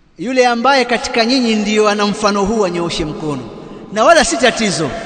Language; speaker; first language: Swahili; native; Swahili